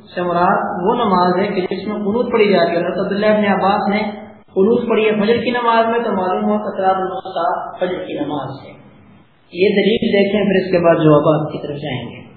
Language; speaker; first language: Urdu; native; Urdu